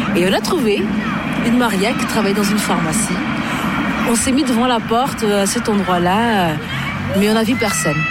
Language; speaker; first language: French; early bilingual, other home language; Portuguese